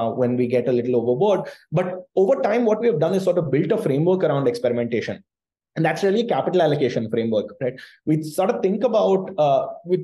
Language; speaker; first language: English; non-native, local second language; Tamil